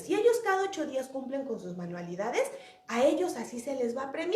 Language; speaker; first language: Spanish; native; Spanish